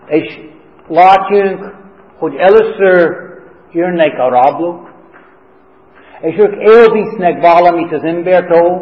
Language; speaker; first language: Hungarian; non-native, fluent; English